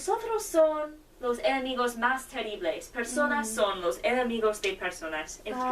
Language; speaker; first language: Spanish; non-native, learner; English